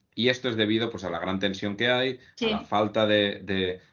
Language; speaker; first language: Spanish; native; Spanish